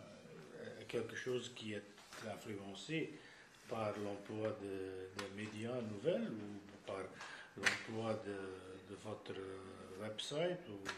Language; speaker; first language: French; non-native, fluent; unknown